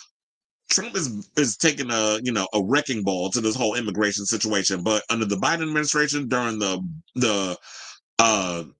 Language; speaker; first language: English; native; English